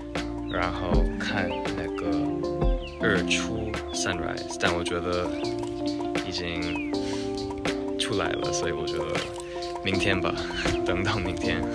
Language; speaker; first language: Chinese; non-native, fluent; English